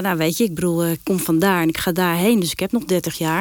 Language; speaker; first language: Dutch; native; Dutch